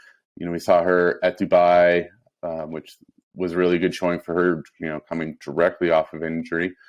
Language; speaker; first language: English; native; English